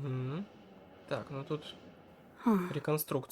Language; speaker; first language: Russian; native; Russian